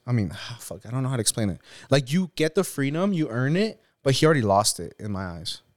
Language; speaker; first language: English; early bilingual, other home language; Spanish